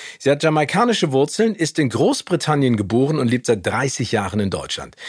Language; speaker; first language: German; native; German